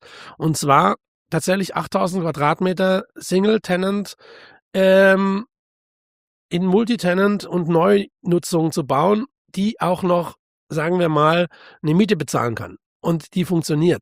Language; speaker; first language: German; native; German